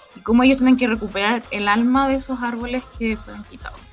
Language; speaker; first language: Spanish; native; Spanish